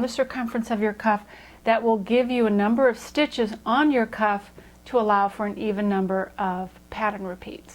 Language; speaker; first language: English; native; English